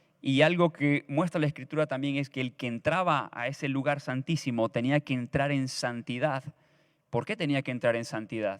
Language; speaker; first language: Spanish; native; Spanish